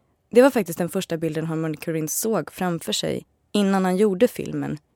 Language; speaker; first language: Swedish; native; Swedish